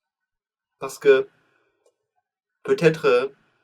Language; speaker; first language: French; non-native, learner; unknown